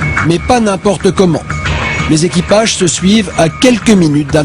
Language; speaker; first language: French; native; French